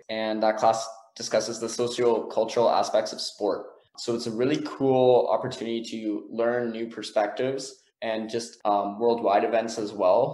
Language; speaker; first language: English; native; English